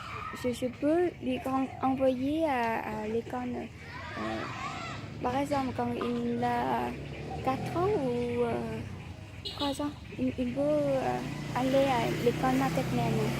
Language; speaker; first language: French; non-native, learner; Vietnamese